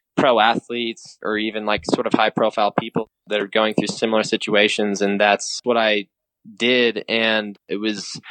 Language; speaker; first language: English; native; English